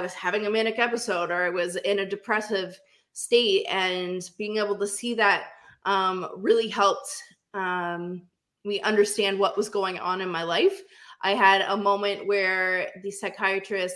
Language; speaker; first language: English; native; English